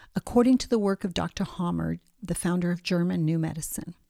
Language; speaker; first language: English; early bilingual, other home language; Spanish